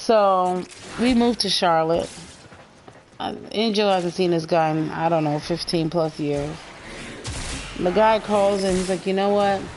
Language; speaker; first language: English; native; English